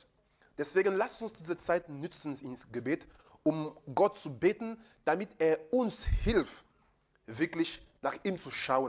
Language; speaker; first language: German; non-native, fluent; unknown